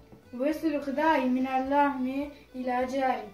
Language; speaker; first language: Arabic; non-native, learner; Turkish